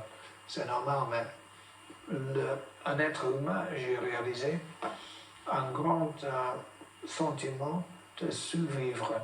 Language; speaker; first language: French; non-native, fluent; English